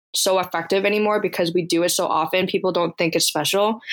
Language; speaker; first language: English; early bilingual, other home language; Chinese